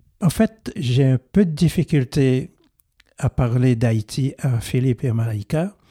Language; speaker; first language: French; non-native, local second language; Haitian Creole